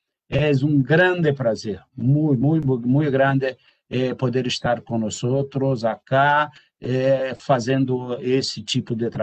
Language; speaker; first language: Spanish; non-native, learner; Portuguese